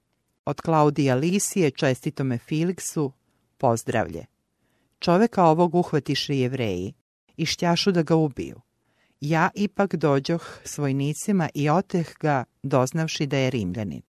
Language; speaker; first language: Serbian; native; Serbian